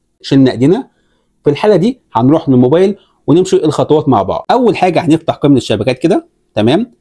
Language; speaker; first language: Arabic; native; Arabic